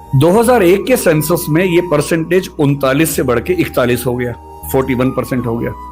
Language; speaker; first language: Hindi; native; Hindi